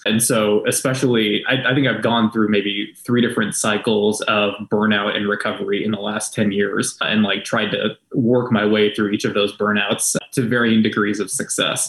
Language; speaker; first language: English; native; English